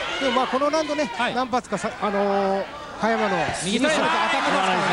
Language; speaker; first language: Japanese; native; Japanese